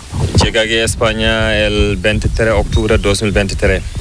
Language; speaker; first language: Spanish; non-native, local second language; Fula